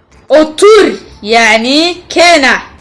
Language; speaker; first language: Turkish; non-native, learner; Pashto